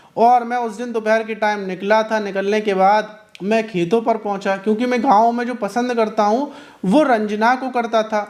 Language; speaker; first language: Hindi; native; Hindi